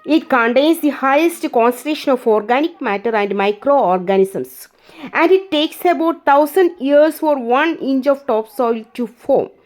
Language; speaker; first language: English; non-native, local second language; Malayalam